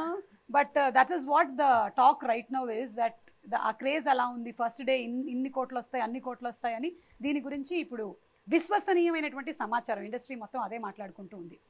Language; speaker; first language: Telugu; native; Telugu